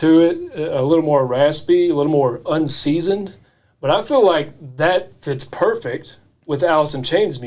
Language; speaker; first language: English; native; English